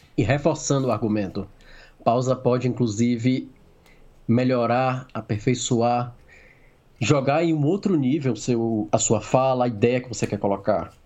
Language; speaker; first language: Portuguese; native; Portuguese